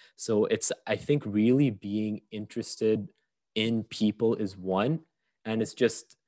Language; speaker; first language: English; early bilingual, other home language; Arabic